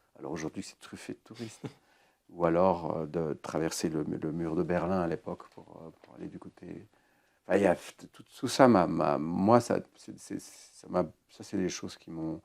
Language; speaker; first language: French; native; French